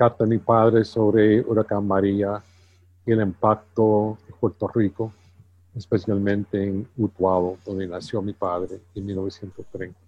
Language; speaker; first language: Spanish; early bilingual, heritage; English